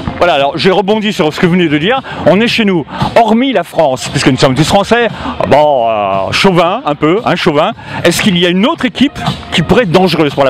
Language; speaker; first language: French; native; French